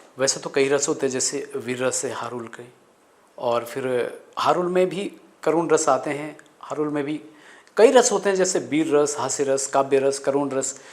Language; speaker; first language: Hindi; non-native, local second language; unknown